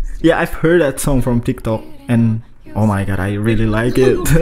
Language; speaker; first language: English; non-native, fluent; Indonesian